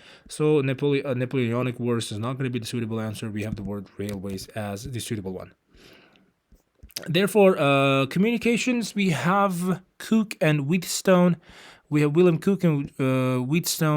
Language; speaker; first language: English; non-native, fluent; Uzbek